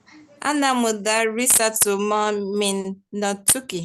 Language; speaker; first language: Arabic; non-native, learner; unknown